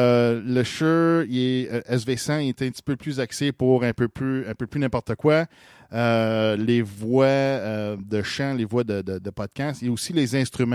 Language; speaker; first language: French; native; French